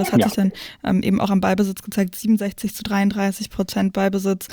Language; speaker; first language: German; native; German